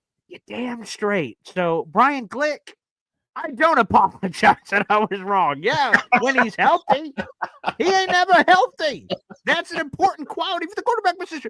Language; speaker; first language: English; native; English